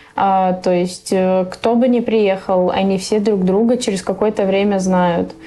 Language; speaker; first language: Russian; early bilingual, other home language; Persian